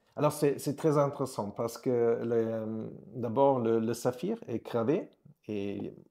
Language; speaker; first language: French; non-native, fluent; German